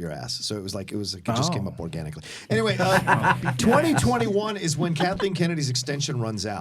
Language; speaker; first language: English; native; English